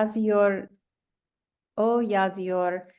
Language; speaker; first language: Turkish; non-native, learner; English